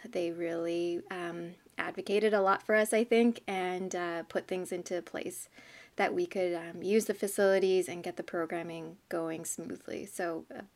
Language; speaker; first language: English; native; English